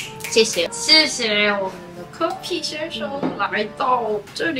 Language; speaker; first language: Chinese; non-native, fluent; Korean